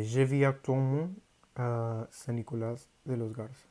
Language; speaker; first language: French; non-native, learner; Spanish